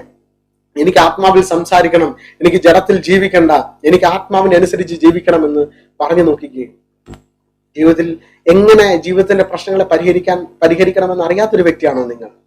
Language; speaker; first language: Malayalam; native; Malayalam